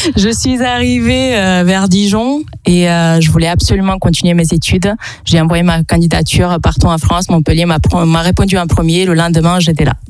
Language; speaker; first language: French; non-native, fluent; Romanian